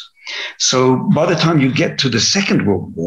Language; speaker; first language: English; native; English